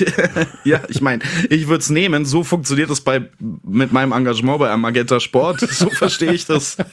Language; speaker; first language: German; native; German